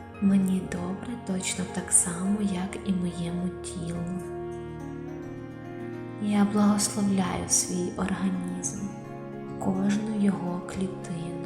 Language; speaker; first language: Ukrainian; native; Ukrainian